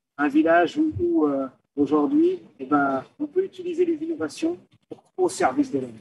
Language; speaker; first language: French; early bilingual, other home language; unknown